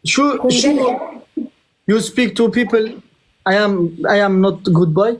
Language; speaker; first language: English; non-native, learner; Arabic